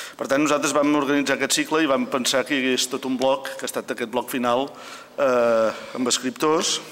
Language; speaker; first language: Catalan; native; Catalan